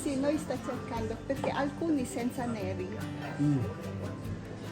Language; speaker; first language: Italian; non-native, learner; Filipino